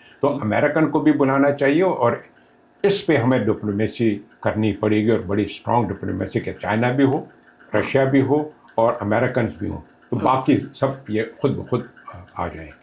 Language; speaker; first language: Urdu; non-native, local second language; Pashto